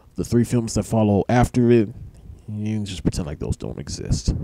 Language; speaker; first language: English; native; English